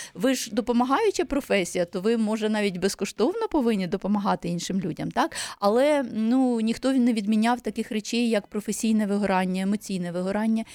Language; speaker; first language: Ukrainian; native; Ukrainian